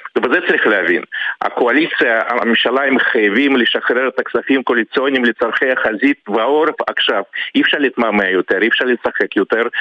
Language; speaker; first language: Hebrew; early bilingual, other home language; Russian